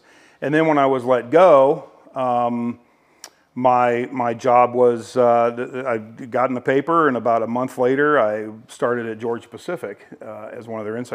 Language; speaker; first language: English; native; English